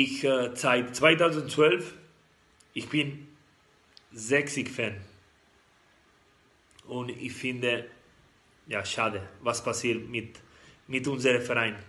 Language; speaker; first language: German; non-native, learner; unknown